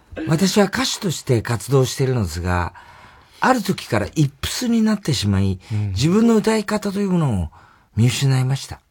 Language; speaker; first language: Japanese; native; Japanese